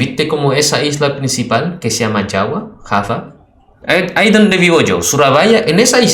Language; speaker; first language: Spanish; non-native, fluent; Indonesian